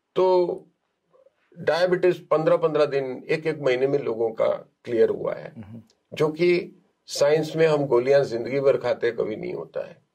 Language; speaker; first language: Hindi; non-native, local second language; Gujarati